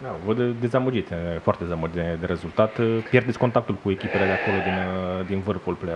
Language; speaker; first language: Romanian; native; Romanian